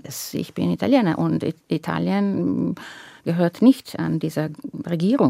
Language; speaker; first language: German; non-native, learner; Italian